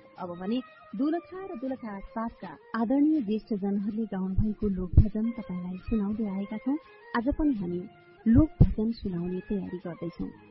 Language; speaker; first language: Nepali; native; Nepali